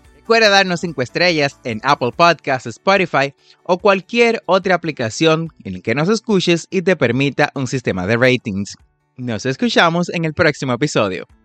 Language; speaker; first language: Spanish; native; Spanish